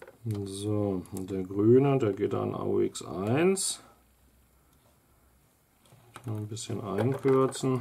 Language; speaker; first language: German; native; German